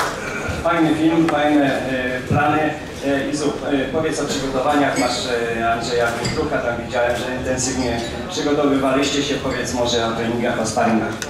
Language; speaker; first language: Polish; native; Polish